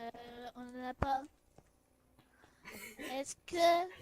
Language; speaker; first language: French; native; French